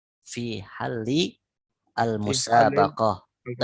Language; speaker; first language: Arabic; non-native, fluent; Indonesian